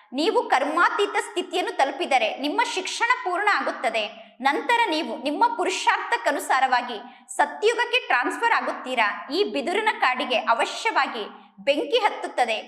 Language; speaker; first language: Kannada; native; Kannada